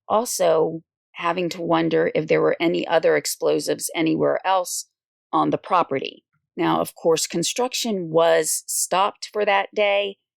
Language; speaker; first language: English; native; English